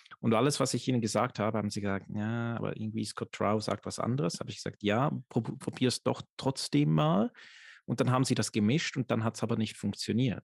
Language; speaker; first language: German; native; German